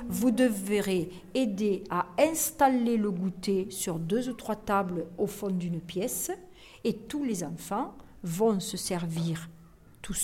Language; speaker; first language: French; native; French